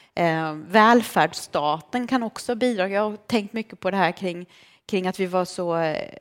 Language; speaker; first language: Swedish; early bilingual, other home language; Romanian